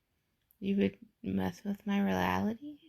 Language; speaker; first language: English; native; English